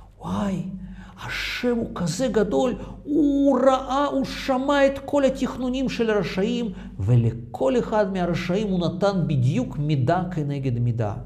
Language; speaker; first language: Hebrew; non-native, fluent; Russian